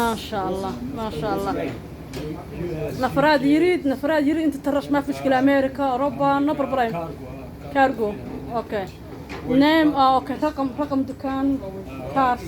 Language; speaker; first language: Arabic; non-native, learner; Somali